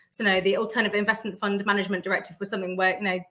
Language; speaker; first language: English; native; English